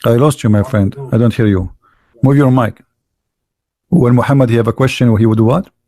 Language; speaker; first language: English; non-native, fluent; Arabic